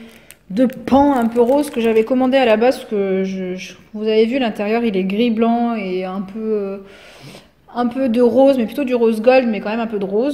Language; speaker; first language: French; native; French